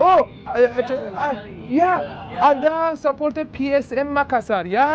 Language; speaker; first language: Indonesian; non-native, learner; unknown